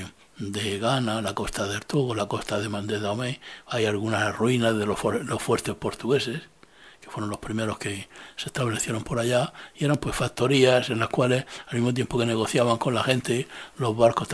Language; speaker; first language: Spanish; native; Spanish